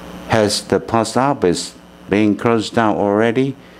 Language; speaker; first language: English; non-native, fluent; Chinese